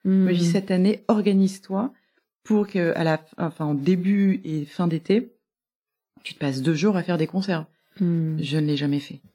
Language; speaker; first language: French; native; French